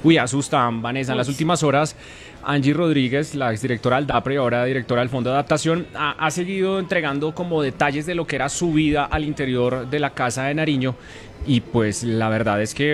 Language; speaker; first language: Spanish; native; Spanish